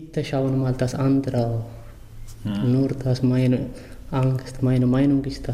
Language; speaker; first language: German; non-native, learner; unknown